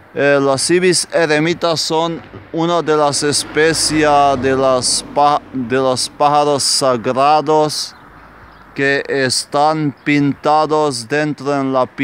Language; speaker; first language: Spanish; non-native, fluent; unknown